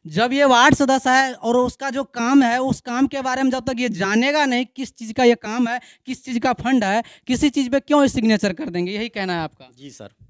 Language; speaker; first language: Hindi; native; Hindi